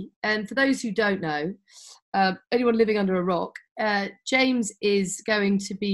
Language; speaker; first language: English; native; English